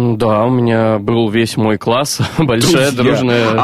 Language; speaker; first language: Russian; native; Russian